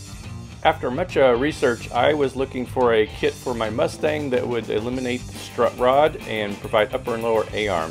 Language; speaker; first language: English; native; English